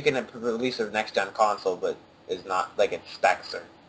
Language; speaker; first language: English; native; English